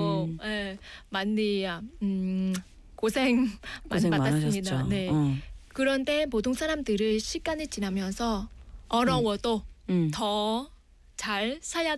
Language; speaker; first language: Korean; non-native, fluent; Vietnamese